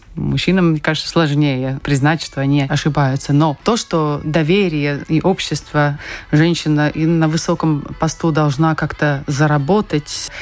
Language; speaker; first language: Russian; non-native, fluent; Latvian